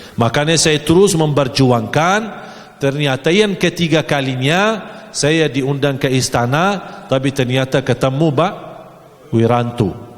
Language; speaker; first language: Malay; non-native, fluent; Arabic